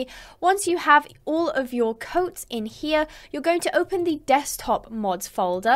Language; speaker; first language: English; native; English